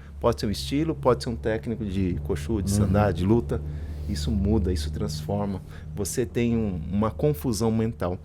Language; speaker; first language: Portuguese; early bilingual, other home language; Spanish